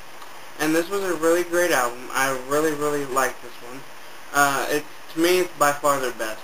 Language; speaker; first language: English; native; English